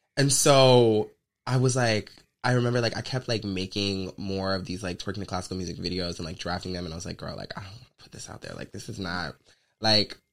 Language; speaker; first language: English; native; English